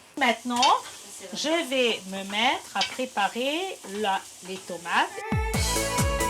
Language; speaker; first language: French; non-native, fluent; Hungarian